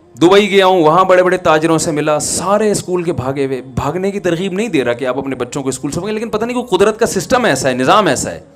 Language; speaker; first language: Urdu; native; Urdu